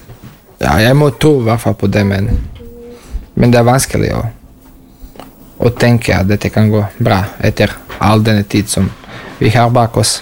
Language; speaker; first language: Norwegian; non-native, fluent; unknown